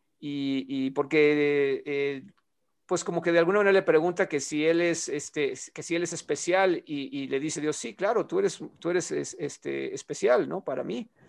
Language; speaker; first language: Spanish; native; Spanish